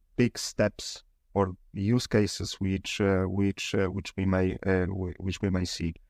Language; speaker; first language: English; non-native, fluent; Polish